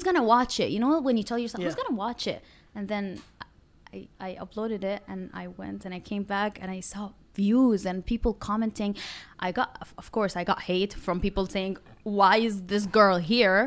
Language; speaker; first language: English; non-native, fluent; Arabic